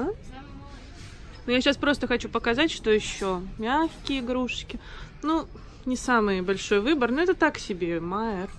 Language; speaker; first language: Russian; native; Russian